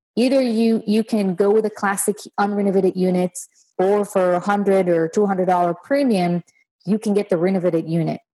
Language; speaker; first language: English; non-native, fluent; Hebrew